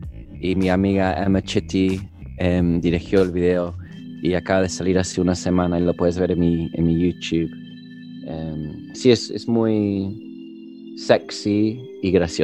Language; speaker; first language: Spanish; early bilingual, heritage; English